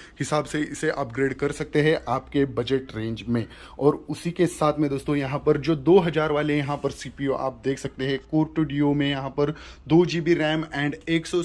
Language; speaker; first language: Hindi; non-native, local second language; Marathi